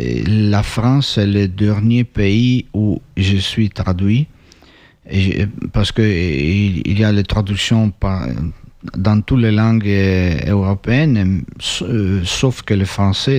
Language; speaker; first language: French; non-native, fluent; Italian